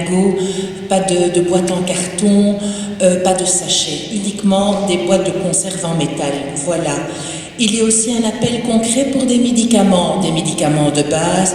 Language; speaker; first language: French; native; French